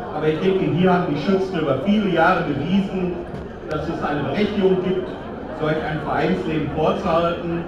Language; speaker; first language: German; native; German